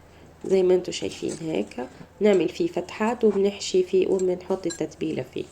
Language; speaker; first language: Arabic; native; Arabic